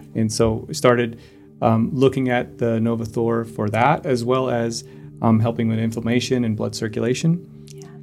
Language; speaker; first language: English; native; English